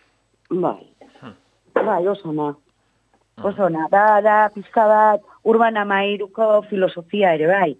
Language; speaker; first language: Basque; non-native, local second language; Spanish